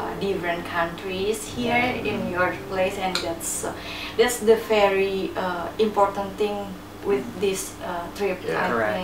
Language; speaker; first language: English; non-native, learner; Indonesian